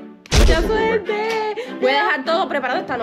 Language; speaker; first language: Spanish; native; Spanish